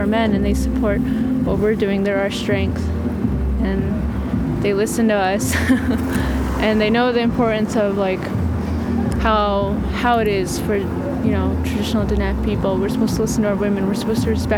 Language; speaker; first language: English; native; English